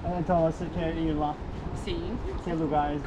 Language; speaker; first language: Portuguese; non-native, learner; Turkish